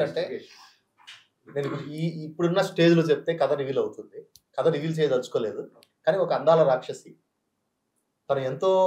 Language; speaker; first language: Telugu; native; Telugu